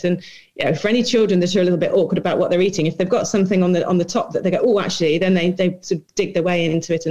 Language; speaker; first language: English; native; English